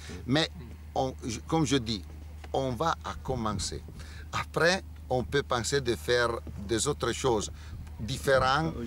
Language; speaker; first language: French; non-native, fluent; Italian